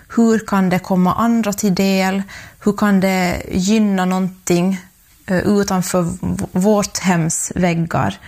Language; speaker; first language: Swedish; native; Swedish